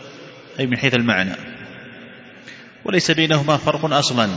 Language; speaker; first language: Arabic; native; Arabic